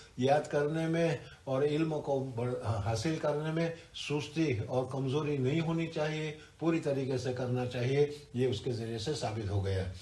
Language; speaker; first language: Urdu; non-native, local second language; Gujarati